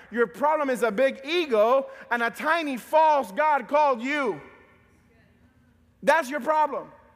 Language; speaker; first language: English; native; English